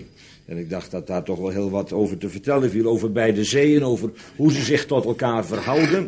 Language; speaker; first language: Dutch; native; Dutch